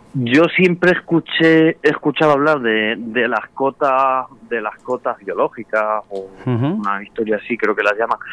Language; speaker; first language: Spanish; native; Spanish